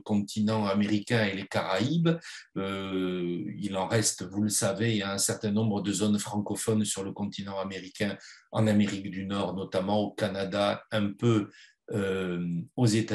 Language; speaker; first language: French; native; French